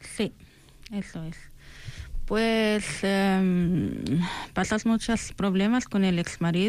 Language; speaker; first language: Spanish; non-native, learner; Arabic